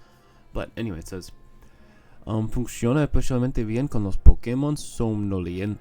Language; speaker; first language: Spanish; non-native, fluent; English